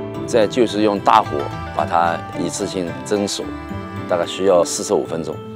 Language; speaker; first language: Chinese; native; Chinese